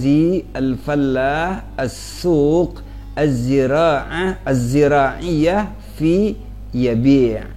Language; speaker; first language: Arabic; non-native, fluent; Indonesian